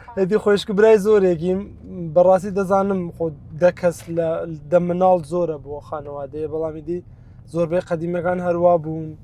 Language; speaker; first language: Central Kurdish; non-native, local second language; Southern Kurdish